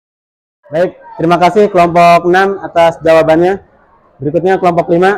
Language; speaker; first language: Indonesian; native; Indonesian